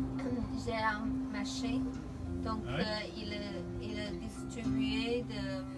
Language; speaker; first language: French; non-native, learner; Chinese